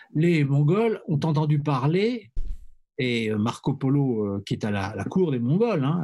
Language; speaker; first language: French; native; French